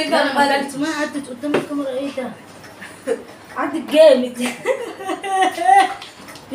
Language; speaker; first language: Arabic; native; Arabic